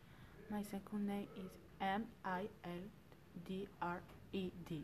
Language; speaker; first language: English; non-native, learner; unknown